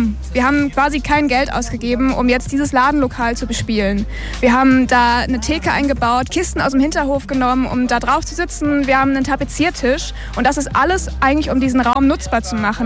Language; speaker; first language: German; native; German